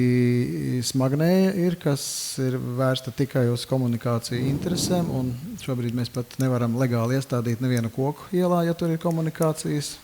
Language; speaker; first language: Latvian; native; Latvian